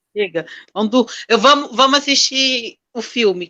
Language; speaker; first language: Portuguese; native; Portuguese